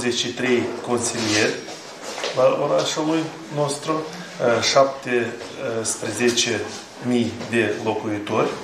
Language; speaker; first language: Romanian; non-native, learner; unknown